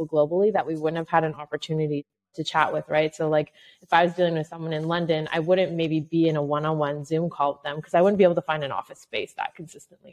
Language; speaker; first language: English; native; English